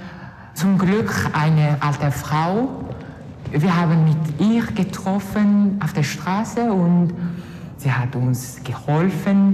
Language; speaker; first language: German; non-native, learner; Mongolian